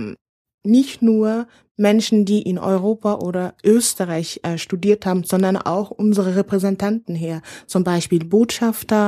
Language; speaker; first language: German; non-native, fluent; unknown